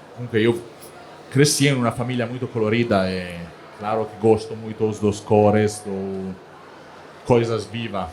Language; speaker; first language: Portuguese; non-native, learner; Italian